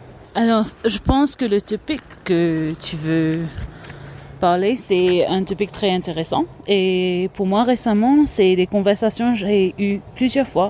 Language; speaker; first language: French; non-native, local second language; Morisyen